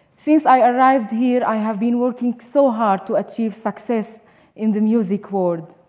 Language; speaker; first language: English; non-native, fluent; Arabic